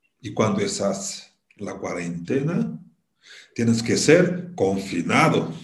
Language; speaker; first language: Spanish; non-native, fluent; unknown